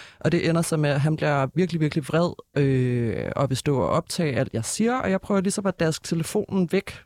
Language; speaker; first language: Danish; native; Danish